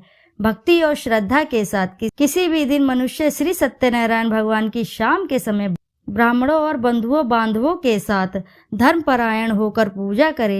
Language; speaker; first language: Hindi; native; Hindi